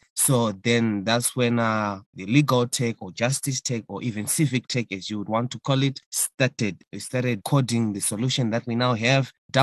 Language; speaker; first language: English; non-native, local second language; Shona